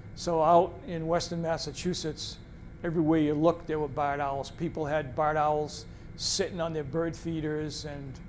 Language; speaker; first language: English; native; English